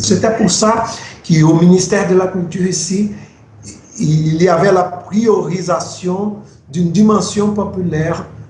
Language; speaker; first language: French; non-native, fluent; Portuguese